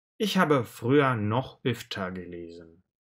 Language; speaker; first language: German; non-native, fluent; Russian